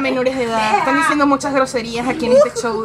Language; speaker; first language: Spanish; native; Spanish